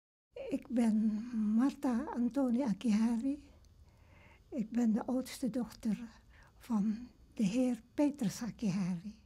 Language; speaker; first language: Dutch; early bilingual, other home language; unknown